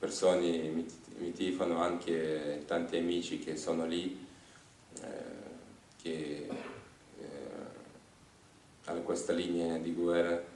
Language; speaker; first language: Italian; non-native, learner; Ukrainian